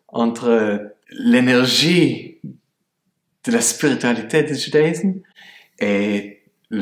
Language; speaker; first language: French; non-native, fluent; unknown